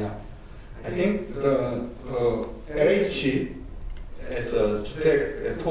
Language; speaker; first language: English; non-native, learner; Korean